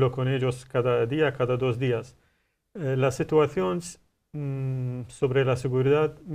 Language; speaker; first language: Spanish; non-native, learner; Arabic